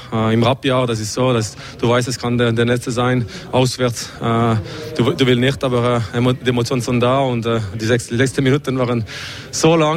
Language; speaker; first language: German; non-native, learner; French